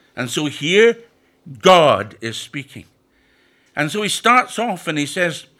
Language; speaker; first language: English; native; English